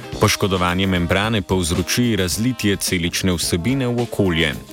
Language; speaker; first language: Slovenian; native; Slovenian